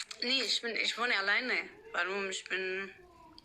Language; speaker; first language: German; non-native, learner; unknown